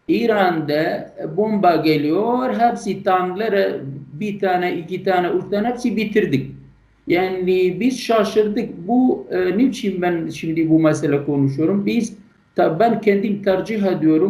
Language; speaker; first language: Turkish; non-native, learner; Kurdish